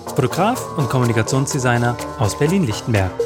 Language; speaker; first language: German; native; German